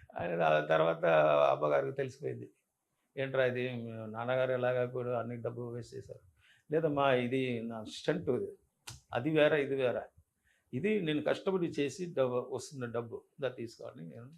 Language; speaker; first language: Telugu; non-native, learner; Tamil